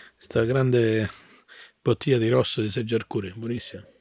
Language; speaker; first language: Italian; native; Italian